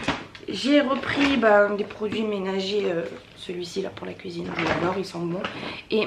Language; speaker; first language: French; native; French